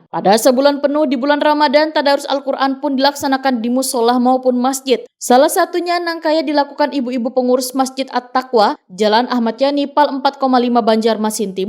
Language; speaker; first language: Indonesian; non-native, local second language; Banjar